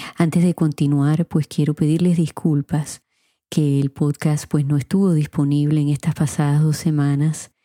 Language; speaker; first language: Spanish; native; Spanish